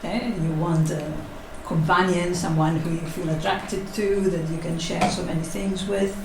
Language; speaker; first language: English; non-native, fluent; Catalan